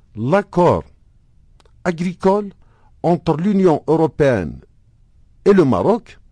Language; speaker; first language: French; non-native, local second language; Arabic